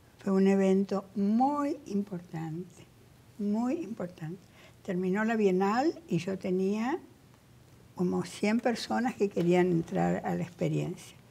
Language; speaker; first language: Spanish; native; Spanish